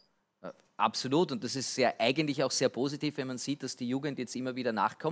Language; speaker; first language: German; native; German